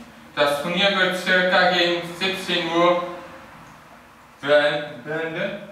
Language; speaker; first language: German; early bilingual, other home language; Turkish